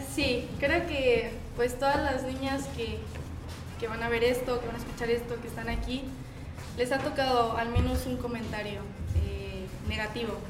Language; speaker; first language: Spanish; native; Spanish